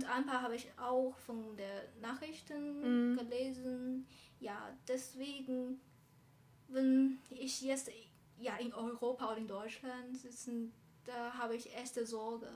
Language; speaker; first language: German; non-native, learner; Chinese